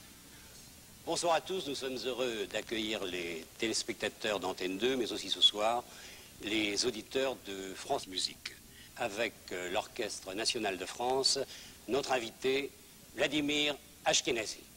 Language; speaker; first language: French; native; French